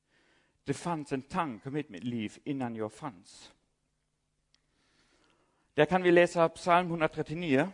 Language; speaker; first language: Swedish; non-native, fluent; German